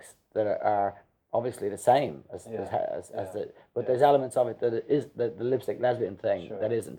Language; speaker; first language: English; native; English